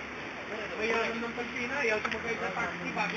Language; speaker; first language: Filipino; non-native, learner; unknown